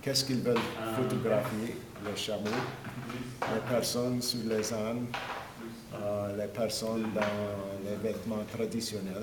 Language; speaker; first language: French; non-native, fluent; English